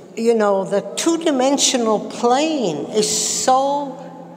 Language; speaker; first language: English; early bilingual, other home language; Latvian